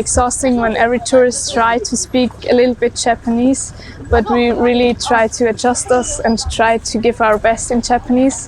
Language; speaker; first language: English; non-native, fluent; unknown